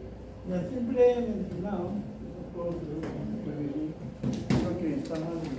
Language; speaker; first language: Spanish; native; Spanish